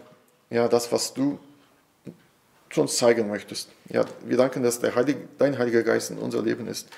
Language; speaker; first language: German; non-native, fluent; Portuguese